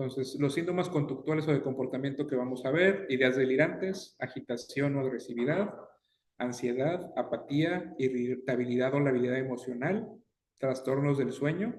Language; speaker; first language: Spanish; native; Spanish